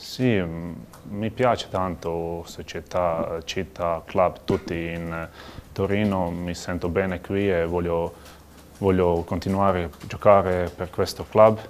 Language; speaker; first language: Italian; non-native, learner; Croatian